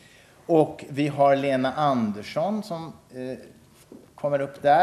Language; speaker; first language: Swedish; native; Swedish